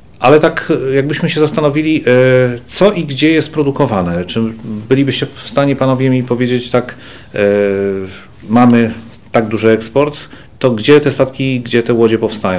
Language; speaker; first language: Polish; native; Polish